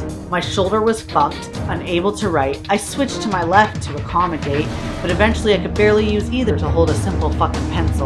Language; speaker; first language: English; native; English